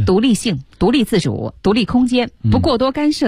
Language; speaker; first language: Chinese; native; Chinese